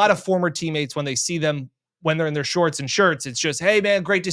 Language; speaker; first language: English; native; English